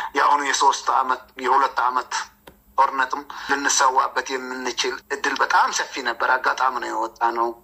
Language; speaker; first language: Amharic; non-native, local second language; Tigrinya